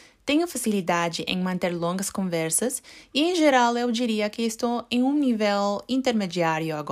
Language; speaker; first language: Portuguese; non-native, learner; English